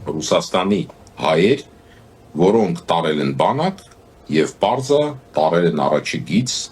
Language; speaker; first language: Armenian; native; Armenian